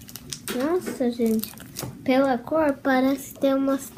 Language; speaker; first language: Portuguese; early bilingual, heritage; Portuguese